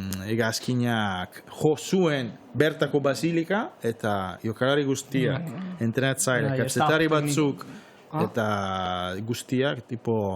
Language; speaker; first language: Basque; non-native, fluent; Italian